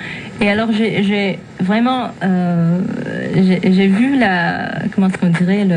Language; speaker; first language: French; non-native, fluent; English